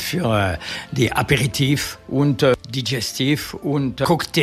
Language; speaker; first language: German; non-native, learner; French